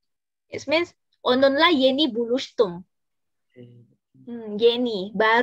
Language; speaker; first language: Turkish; non-native, learner; Indonesian